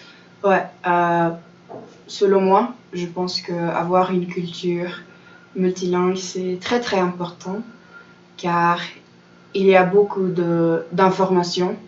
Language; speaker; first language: French; non-native, fluent; English